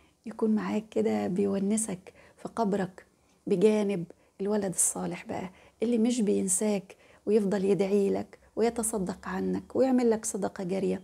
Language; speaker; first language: Arabic; native; Arabic